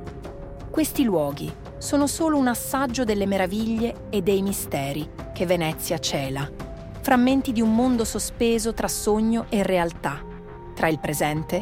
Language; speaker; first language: Italian; native; Italian